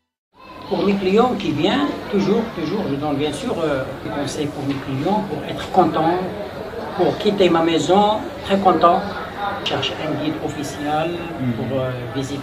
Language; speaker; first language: French; non-native, local second language; Arabic